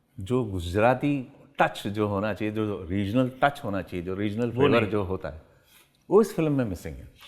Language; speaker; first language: Hindi; non-native, local second language; Tamil